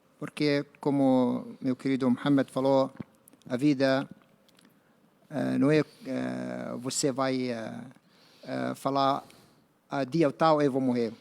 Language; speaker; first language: Portuguese; non-native, learner; Arabic